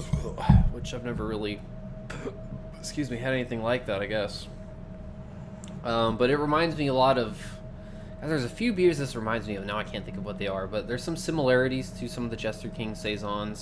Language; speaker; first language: English; native; English